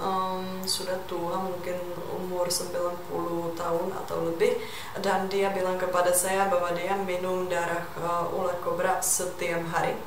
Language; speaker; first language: Indonesian; non-native, fluent; Czech